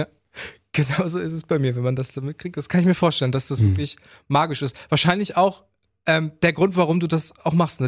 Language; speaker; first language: German; native; German